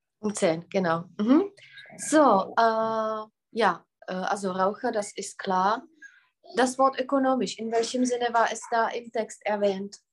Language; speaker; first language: German; non-native, fluent; Czech